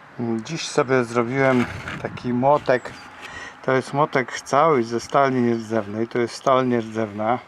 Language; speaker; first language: Polish; native; Polish